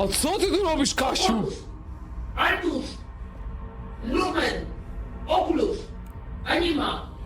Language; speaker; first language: Polish; native; Polish